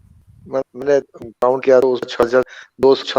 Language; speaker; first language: Hindi; non-native, learner; Bangla